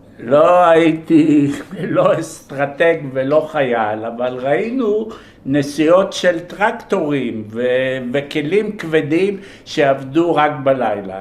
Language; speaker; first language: Hebrew; early bilingual, other home language; Polish